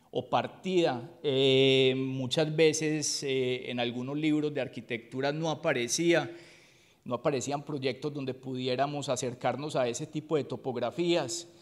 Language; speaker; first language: Spanish; native; Spanish